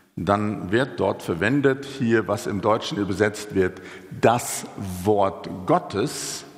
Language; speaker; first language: German; non-native, fluent; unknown